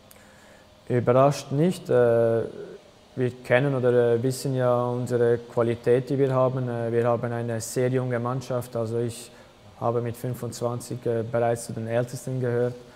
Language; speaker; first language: German; early bilingual, other home language; Albanian